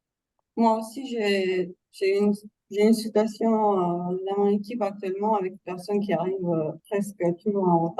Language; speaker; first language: French; non-native, fluent; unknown